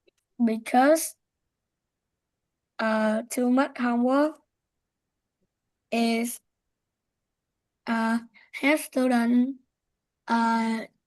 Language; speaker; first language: English; non-native, learner; Vietnamese